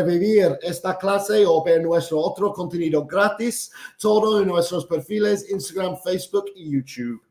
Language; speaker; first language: Spanish; non-native, fluent; English